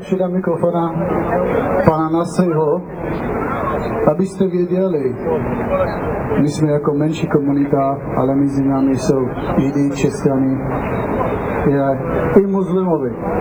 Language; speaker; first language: Czech; non-native, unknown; Hebrew